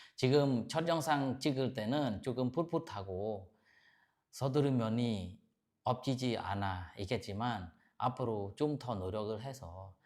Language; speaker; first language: Korean; non-native, fluent; Khmer